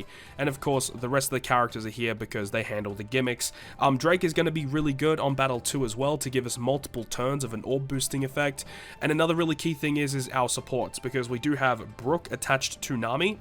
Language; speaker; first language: English; native; English